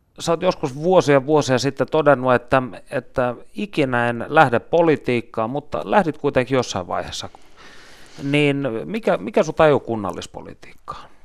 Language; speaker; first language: Finnish; native; Finnish